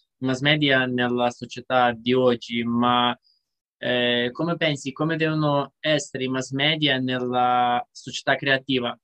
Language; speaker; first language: Italian; non-native, fluent; Russian